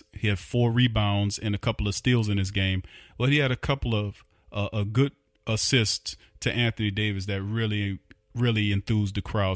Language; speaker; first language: English; native; English